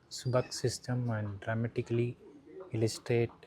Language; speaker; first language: English; non-native, local second language; Tamil